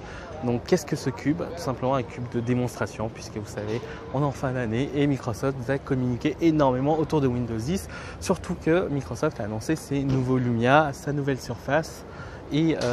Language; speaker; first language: French; native; French